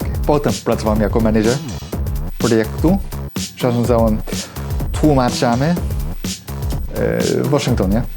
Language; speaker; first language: Polish; non-native, fluent; English